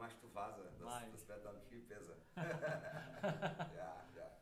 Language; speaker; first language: German; non-native, learner; Portuguese